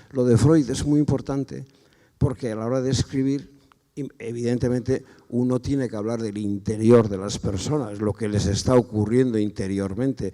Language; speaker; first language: Spanish; non-native, local second language; Basque